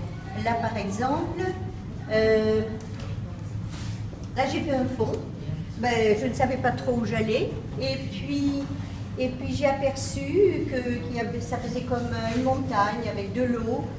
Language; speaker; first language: French; native; French